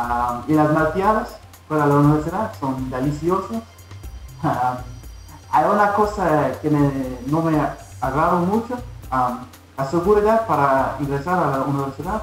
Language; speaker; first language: Spanish; non-native, fluent; English